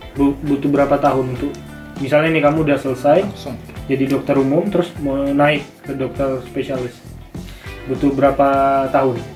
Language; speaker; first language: Indonesian; native; Indonesian